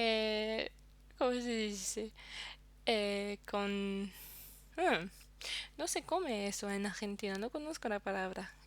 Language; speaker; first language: Spanish; non-native, fluent; French